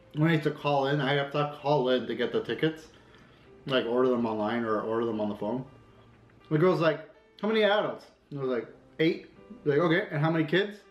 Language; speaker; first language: English; native; English